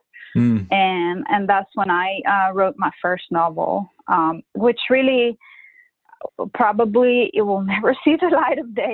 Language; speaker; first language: English; non-native, fluent; Spanish